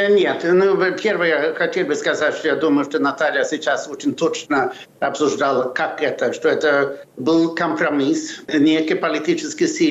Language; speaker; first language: Russian; non-native, fluent; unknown